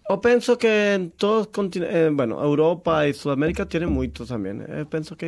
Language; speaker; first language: Portuguese; non-native, learner; Spanish